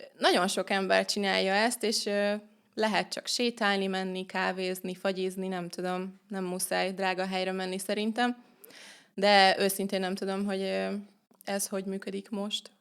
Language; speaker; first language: Hungarian; native; Hungarian